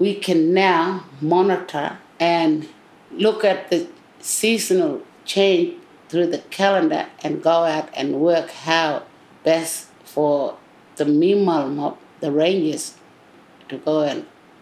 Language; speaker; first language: English; non-native, local second language; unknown